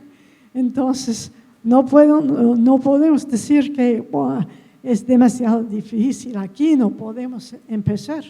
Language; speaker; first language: Spanish; non-native, fluent; English